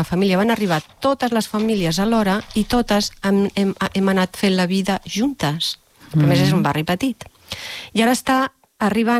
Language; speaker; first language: Catalan; native; Catalan